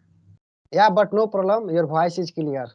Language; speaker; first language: English; non-native, learner; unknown